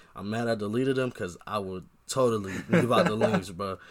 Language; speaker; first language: English; native; English